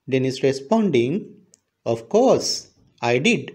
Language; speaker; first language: English; non-native, local second language; Sinhala